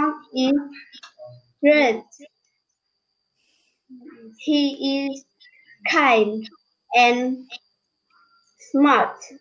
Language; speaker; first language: English; non-native, learner; Vietnamese